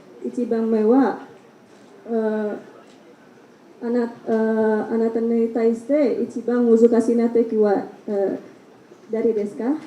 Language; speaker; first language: Japanese; non-native, learner; Indonesian